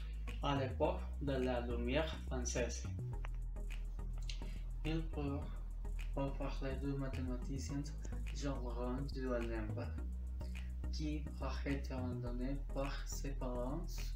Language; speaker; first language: French; non-native, learner; Spanish